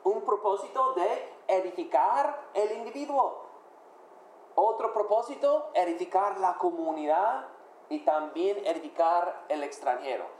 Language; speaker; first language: Spanish; non-native, fluent; English